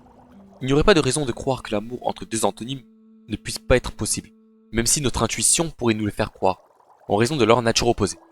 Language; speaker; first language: French; native; French